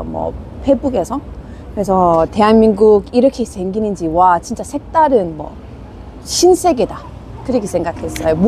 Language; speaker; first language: Korean; non-native, fluent; English